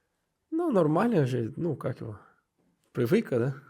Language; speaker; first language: Russian; non-native, learner; Portuguese